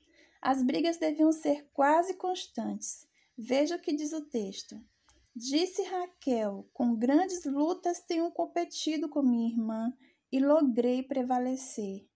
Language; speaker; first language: Portuguese; native; Portuguese